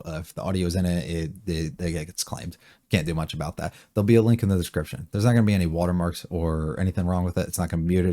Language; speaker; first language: English; native; English